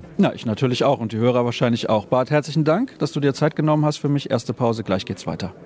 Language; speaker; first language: German; native; German